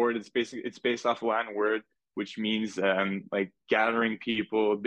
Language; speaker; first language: English; native; English